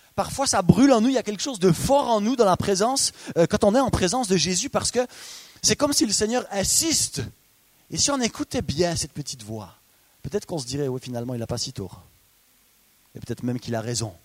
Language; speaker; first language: French; native; French